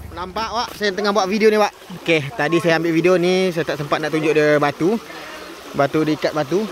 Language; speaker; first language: Malay; native; Malay